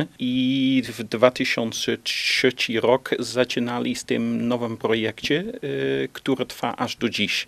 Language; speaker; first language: Polish; non-native, learner; Dutch